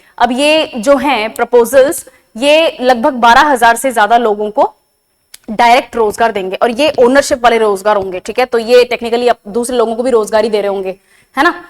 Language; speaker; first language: Hindi; native; Hindi